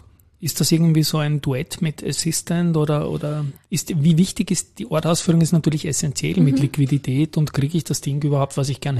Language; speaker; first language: German; native; German